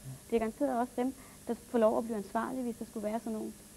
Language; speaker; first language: Danish; native; Danish